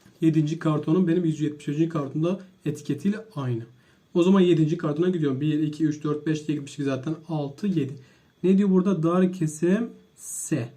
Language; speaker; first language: Turkish; native; Turkish